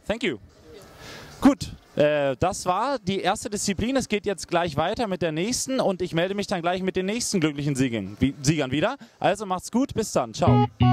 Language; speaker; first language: German; native; German